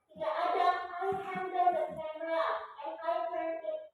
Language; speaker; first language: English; non-native, learner; Indonesian